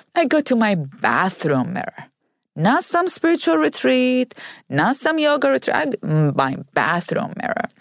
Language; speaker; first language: English; non-native, fluent; Arabic